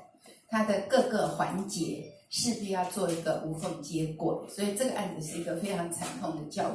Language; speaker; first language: Chinese; native; Chinese